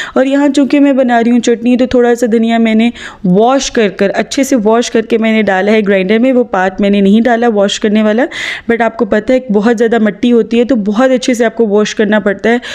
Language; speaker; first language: Urdu; native; Urdu